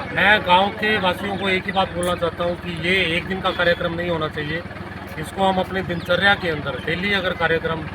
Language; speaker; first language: Hindi; native; Hindi